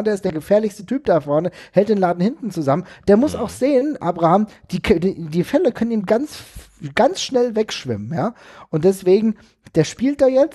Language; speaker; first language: German; native; German